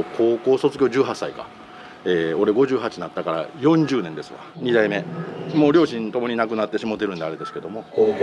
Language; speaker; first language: Japanese; native; Japanese